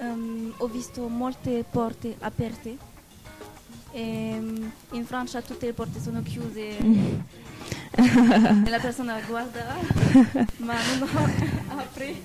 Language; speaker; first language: Italian; non-native, learner; French